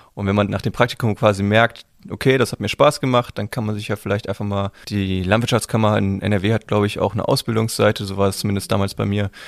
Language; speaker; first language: German; native; German